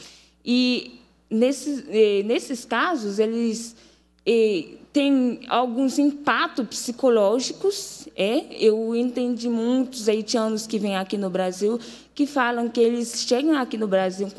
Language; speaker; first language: Portuguese; non-native, fluent; Haitian Creole